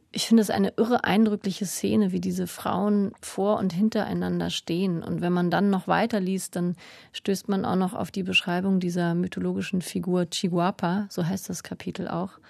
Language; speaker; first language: German; native; German